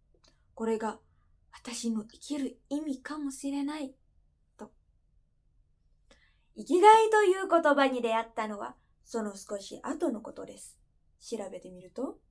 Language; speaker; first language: Japanese; non-native, fluent; Indonesian